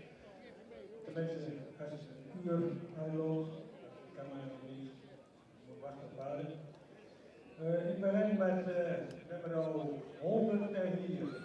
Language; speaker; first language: Dutch; native; Dutch